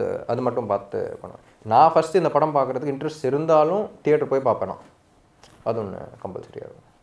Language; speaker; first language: Tamil; non-native, local second language; Telugu